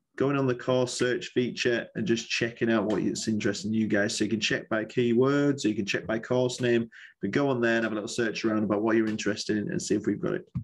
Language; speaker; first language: English; native; English